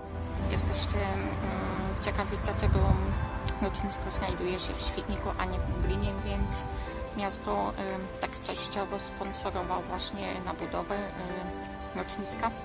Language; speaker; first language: Polish; native; Polish